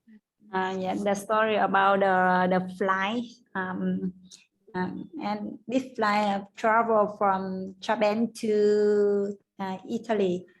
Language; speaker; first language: English; non-native, learner; Vietnamese